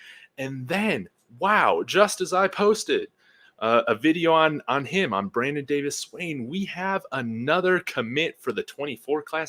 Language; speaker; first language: English; native; English